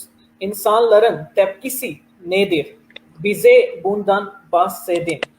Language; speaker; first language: Turkish; non-native, learner; Urdu